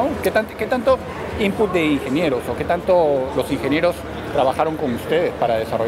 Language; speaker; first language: Spanish; native; Spanish